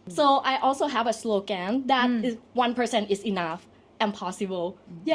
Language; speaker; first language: English; non-native, learner; Thai